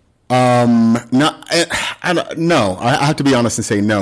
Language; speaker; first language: English; native; English